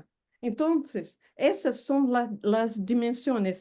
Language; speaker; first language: Spanish; non-native, fluent; Portuguese